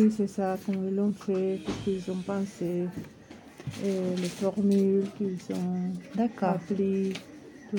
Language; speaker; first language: French; non-native, learner; Spanish